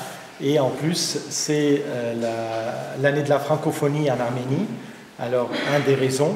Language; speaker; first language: French; non-native, local second language; Armenian